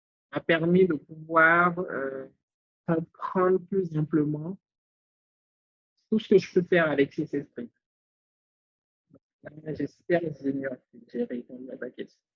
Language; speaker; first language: French; native; French